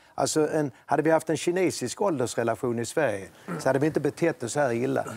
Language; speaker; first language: Swedish; native; Swedish